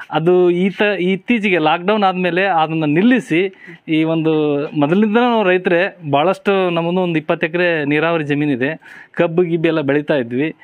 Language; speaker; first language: Kannada; native; Kannada